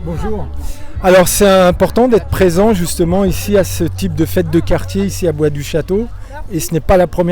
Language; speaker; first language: French; native; French